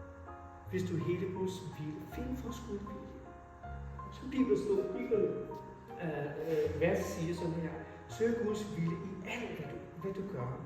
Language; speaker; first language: Danish; non-native, fluent; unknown